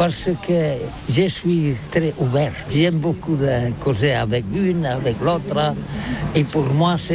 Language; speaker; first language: French; non-native, learner; Catalan